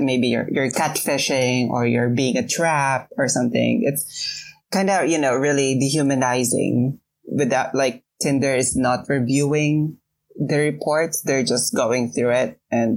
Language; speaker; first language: English; non-native, local second language; Filipino